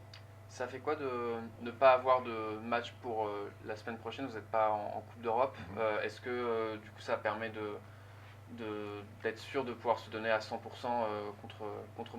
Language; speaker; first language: French; native; French